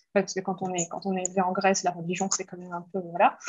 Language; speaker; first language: French; early bilingual, other home language; Greek